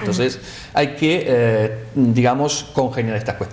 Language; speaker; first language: Spanish; native; Spanish